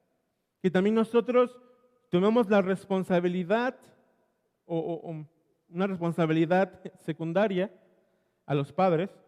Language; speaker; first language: Spanish; native; Spanish